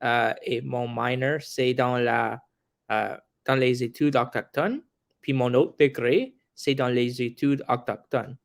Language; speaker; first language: French; non-native, local second language; English